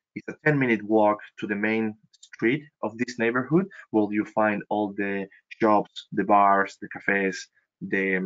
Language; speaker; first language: English; non-native, fluent; Spanish